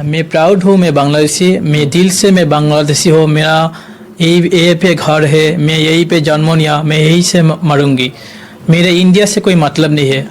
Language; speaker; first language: Hindi; non-native, learner; Bangla